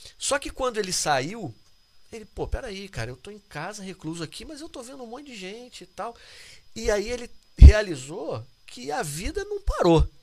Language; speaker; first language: Portuguese; native; Portuguese